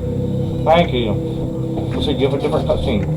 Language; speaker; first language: English; native; English